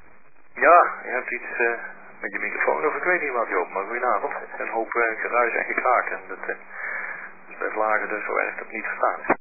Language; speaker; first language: Dutch; native; Dutch